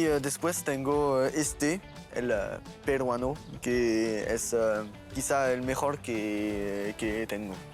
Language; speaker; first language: Spanish; non-native, learner; French